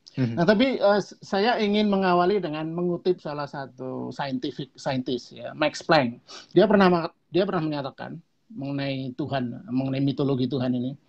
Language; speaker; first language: Indonesian; non-native, local second language; Javanese